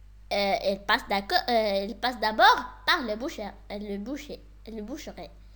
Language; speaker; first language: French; non-native, local second language; Arabic